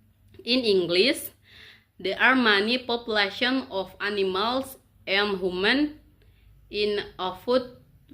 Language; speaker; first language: English; non-native, learner; Indonesian